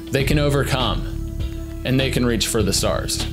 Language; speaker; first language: English; native; English